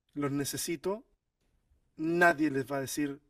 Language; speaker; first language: Spanish; native; Spanish